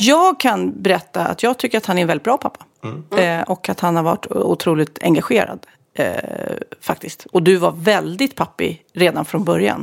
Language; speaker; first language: Swedish; native; Swedish